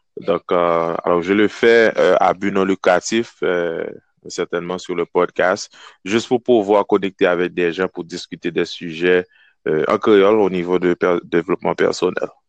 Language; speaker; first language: French; non-native, local second language; Haitian Creole